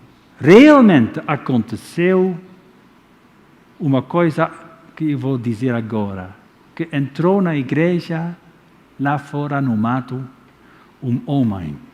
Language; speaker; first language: Portuguese; non-native, fluent; Dutch